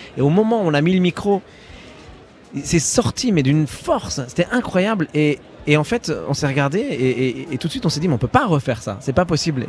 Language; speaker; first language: French; early bilingual, other home language; Arabic